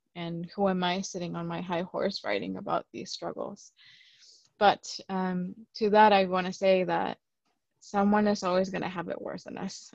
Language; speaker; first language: English; early bilingual, other home language; Spanish